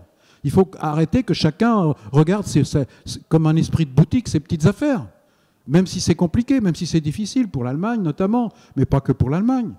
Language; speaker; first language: French; native; French